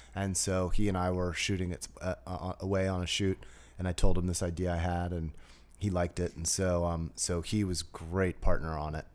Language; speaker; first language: English; native; English